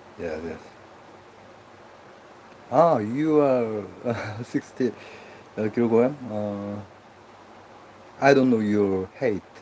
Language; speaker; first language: English; non-native, learner; Korean